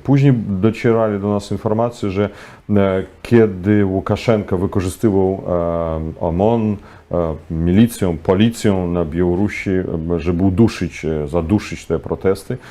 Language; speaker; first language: Polish; non-native, fluent; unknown